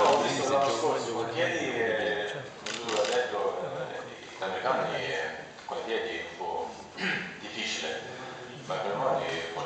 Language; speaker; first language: Italian; non-native, learner; Norwegian